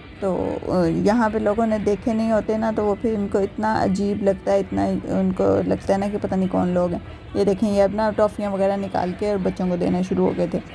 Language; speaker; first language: Urdu; native; Urdu